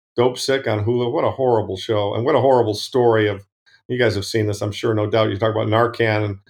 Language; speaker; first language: English; native; English